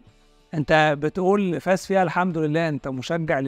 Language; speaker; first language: Arabic; native; Arabic